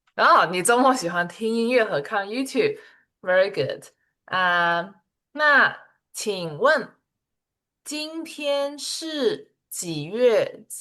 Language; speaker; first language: Chinese; non-native, fluent; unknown